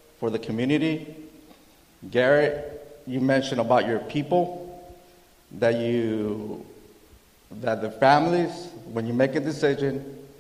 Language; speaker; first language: English; early bilingual, other home language; Spanish